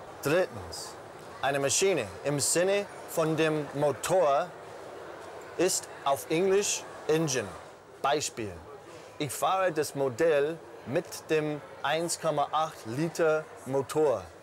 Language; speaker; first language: German; non-native, fluent; English